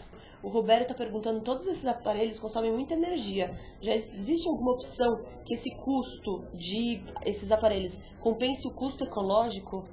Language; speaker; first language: Portuguese; native; Portuguese